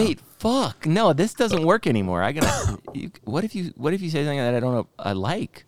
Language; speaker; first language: English; native; English